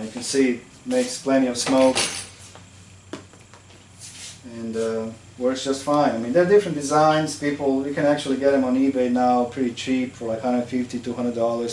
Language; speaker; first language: English; non-native, fluent; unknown